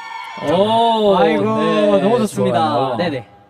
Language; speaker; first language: Korean; native; Korean